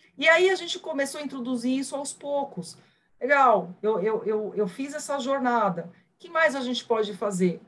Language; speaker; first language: Portuguese; early bilingual, other home language; Spanish